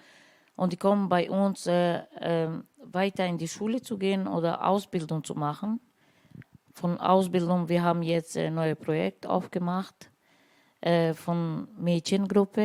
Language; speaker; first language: German; non-native, learner; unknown